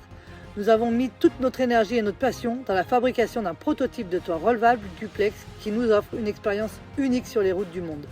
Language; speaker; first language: French; native; French